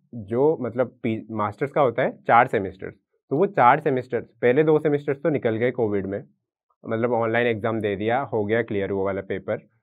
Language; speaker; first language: Hindi; non-native, local second language; Odia